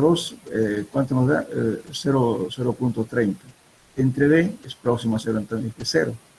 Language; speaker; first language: Spanish; native; Spanish